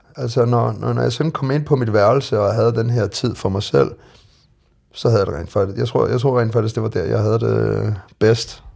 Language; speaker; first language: Danish; native; Danish